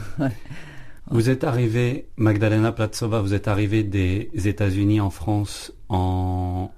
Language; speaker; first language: French; native; French